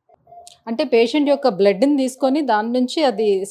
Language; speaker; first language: Telugu; native; Telugu